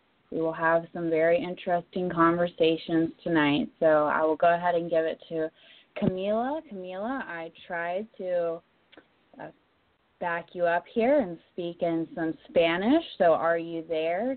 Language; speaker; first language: English; native; English